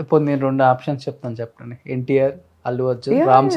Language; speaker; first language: Telugu; native; Telugu